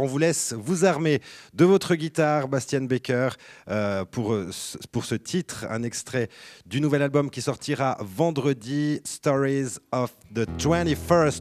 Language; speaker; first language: French; native; French